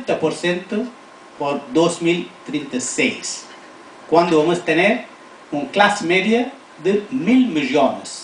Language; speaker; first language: Spanish; non-native, fluent; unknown